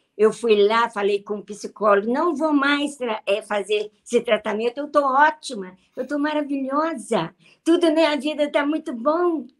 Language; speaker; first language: Portuguese; native; Portuguese